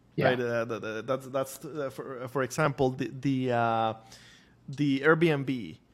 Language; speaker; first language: English; non-native, fluent; Spanish